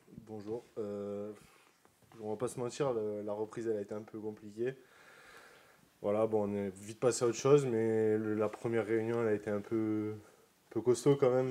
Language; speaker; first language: French; native; French